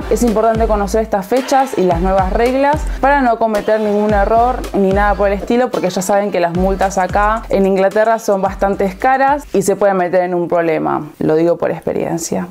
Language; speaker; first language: Spanish; native; Spanish